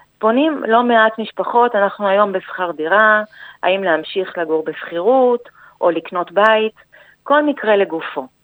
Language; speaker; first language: Hebrew; early bilingual, other home language; Spanish